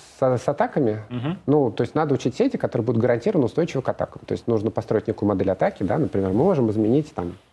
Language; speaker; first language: Russian; native; Russian